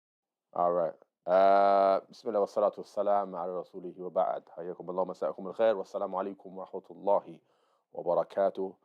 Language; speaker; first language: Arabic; non-native, fluent; English